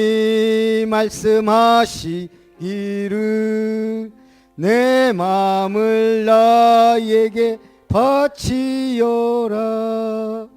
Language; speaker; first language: Korean; native; Korean